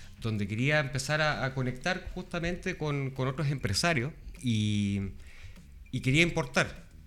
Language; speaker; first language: Spanish; native; Spanish